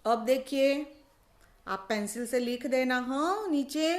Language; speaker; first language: Hindi; non-native, local second language; Gujarati